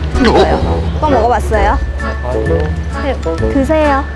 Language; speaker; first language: Korean; non-native, learner; Vietnamese